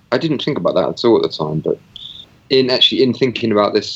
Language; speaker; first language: English; native; English